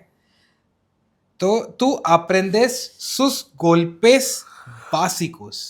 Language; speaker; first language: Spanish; non-native, learner; Hindi